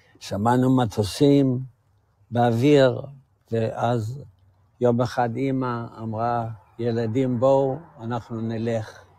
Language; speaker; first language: Hebrew; early bilingual, other home language; Yiddish